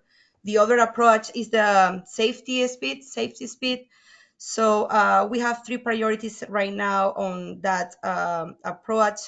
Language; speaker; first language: English; non-native, fluent; Spanish